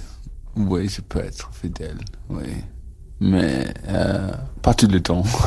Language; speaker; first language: French; non-native, learner; English